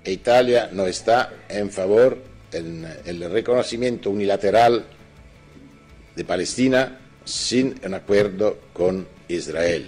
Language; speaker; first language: Spanish; non-native, fluent; Italian